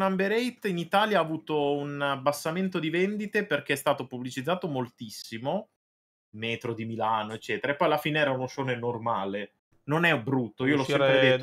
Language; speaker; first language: Italian; native; Italian